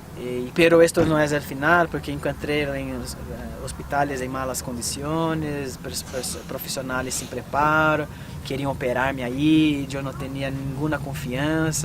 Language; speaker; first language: Spanish; non-native, fluent; Portuguese